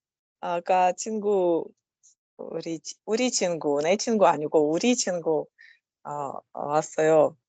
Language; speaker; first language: Korean; non-native, learner; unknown